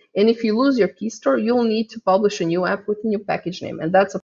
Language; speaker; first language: English; non-native, fluent; Croatian